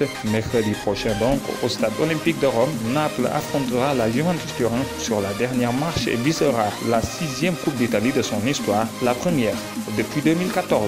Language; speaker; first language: French; non-native, local second language; Wolof